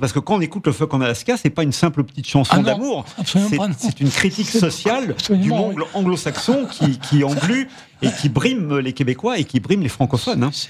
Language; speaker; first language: French; native; French